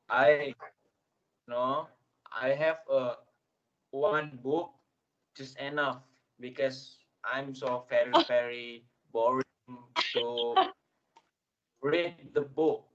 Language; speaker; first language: English; non-native, learner; Indonesian